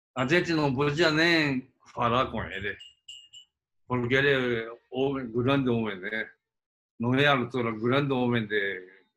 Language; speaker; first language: Portuguese; non-native, fluent; Japanese